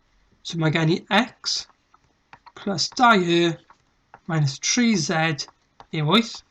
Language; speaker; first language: Welsh; native; Welsh